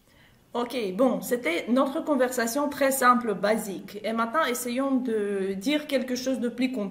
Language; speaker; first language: French; non-native, fluent; Russian